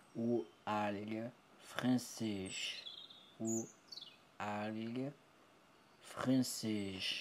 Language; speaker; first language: Portuguese; non-native, learner; French